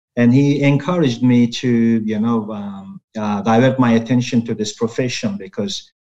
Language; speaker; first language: English; non-native, fluent; Turkish